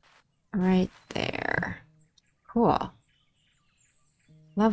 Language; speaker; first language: English; native; English